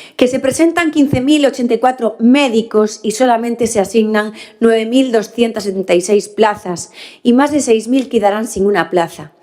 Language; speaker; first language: Spanish; non-native, local second language; Galician